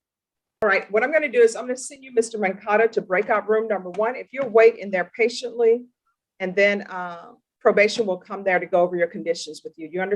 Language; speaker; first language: English; native; English